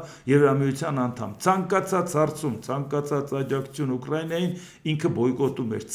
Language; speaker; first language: Armenian; native; Armenian